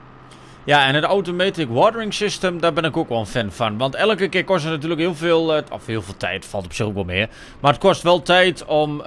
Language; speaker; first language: Dutch; native; Dutch